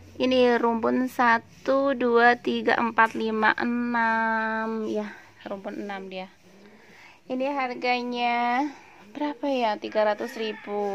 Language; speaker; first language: Indonesian; non-native, local second language; Javanese